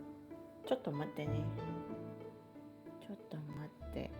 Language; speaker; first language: Japanese; non-native, learner; Filipino